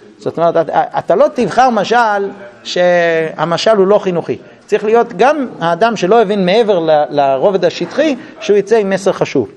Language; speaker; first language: Hebrew; non-native, fluent; English